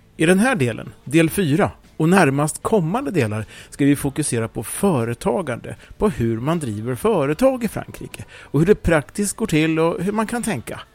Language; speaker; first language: Swedish; native; Swedish